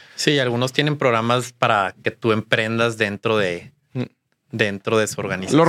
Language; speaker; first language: Spanish; native; Spanish